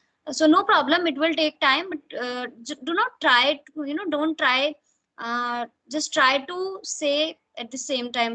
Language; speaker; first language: English; non-native, fluent; Hindi